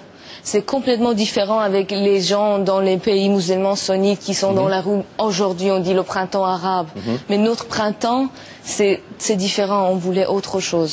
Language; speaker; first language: French; non-native, learner; Persian